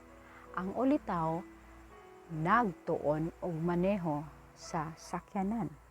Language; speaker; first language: Cebuano; non-native, learner; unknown